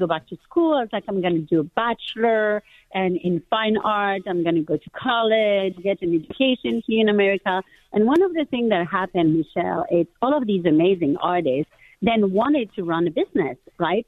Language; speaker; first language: English; non-native, fluent; French